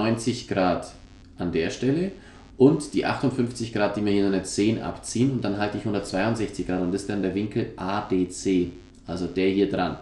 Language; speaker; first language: German; native; German